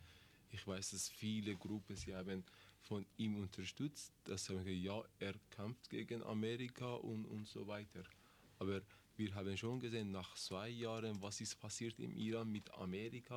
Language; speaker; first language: German; non-native, learner; Persian